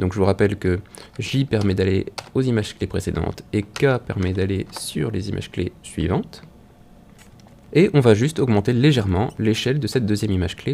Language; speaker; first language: French; native; French